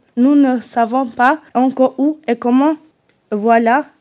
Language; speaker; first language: French; non-native, learner; Albanian